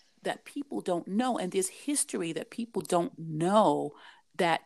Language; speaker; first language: English; native; English